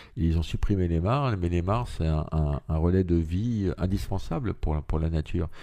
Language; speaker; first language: French; native; French